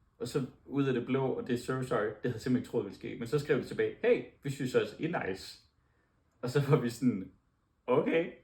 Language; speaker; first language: Danish; native; Danish